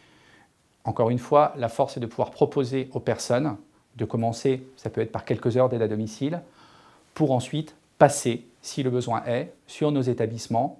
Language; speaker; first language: French; native; French